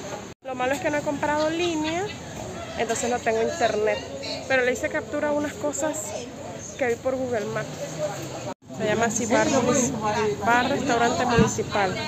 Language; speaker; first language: Spanish; native; Spanish